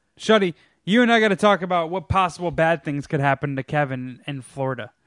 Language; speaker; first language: English; native; English